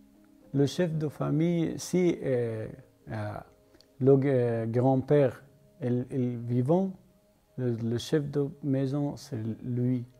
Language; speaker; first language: French; non-native, learner; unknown